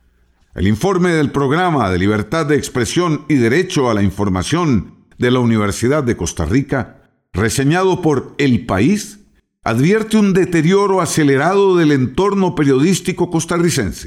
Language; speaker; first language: Spanish; native; Spanish